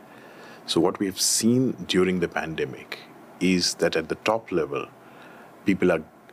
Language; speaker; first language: English; non-native, local second language; Hindi